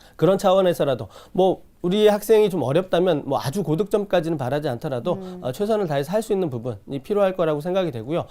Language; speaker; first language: Korean; native; Korean